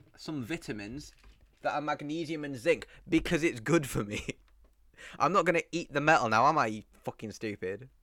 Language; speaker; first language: English; native; English